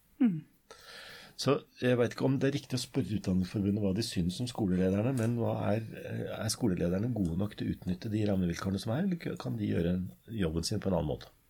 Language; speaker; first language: Norwegian; native; Norwegian